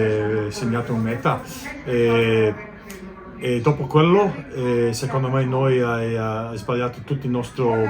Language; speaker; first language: Italian; non-native, learner; English